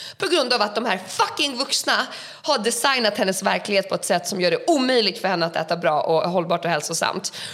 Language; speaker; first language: Swedish; native; Swedish